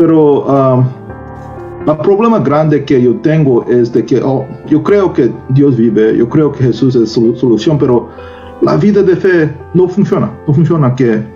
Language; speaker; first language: Spanish; non-native, learner; Korean